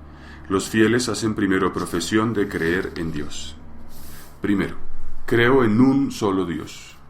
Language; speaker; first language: Spanish; native; Spanish